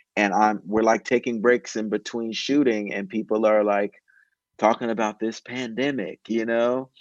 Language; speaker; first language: English; native; English